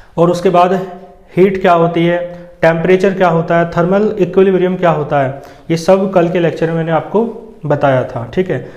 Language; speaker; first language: Hindi; native; Hindi